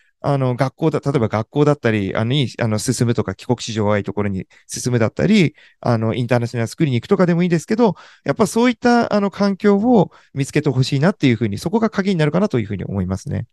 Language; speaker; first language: Japanese; native; Japanese